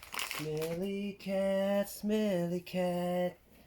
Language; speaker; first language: English; non-native, fluent; Thai